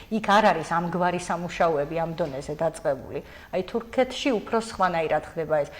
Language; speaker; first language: Georgian; native; Georgian